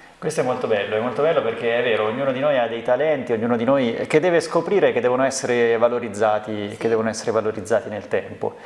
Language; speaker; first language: Italian; native; Italian